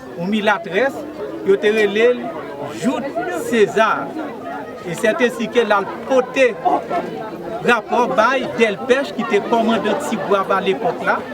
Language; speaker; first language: Haitian Creole; native; Haitian Creole